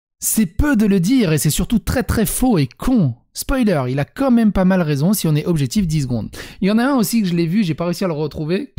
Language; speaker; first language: French; early bilingual, other home language; Serbian